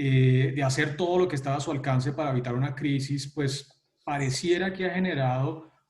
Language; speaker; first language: Spanish; native; Spanish